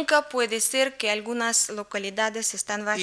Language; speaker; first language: Spanish; non-native, learner; Russian